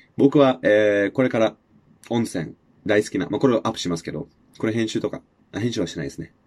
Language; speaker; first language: Japanese; non-native, fluent; English